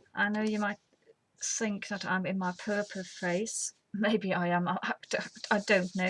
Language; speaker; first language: English; native; English